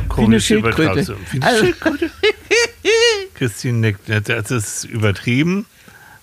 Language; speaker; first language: German; native; German